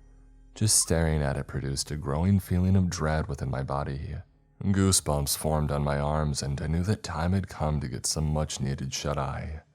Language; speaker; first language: English; native; English